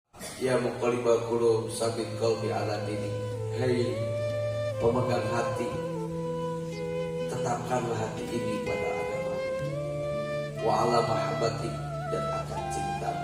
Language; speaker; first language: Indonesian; non-native, local second language; Sundanese